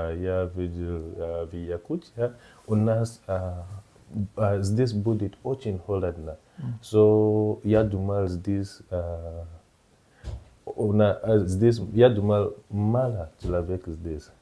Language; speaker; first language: Russian; non-native, learner; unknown